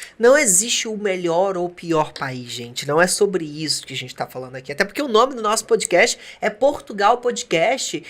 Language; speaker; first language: Portuguese; native; Portuguese